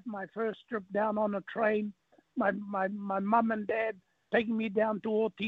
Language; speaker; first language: English; non-native, local second language; Māori